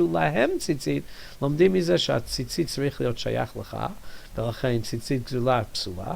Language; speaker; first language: Hebrew; non-native, fluent; English